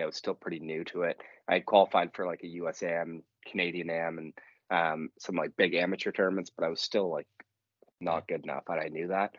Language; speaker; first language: English; native; English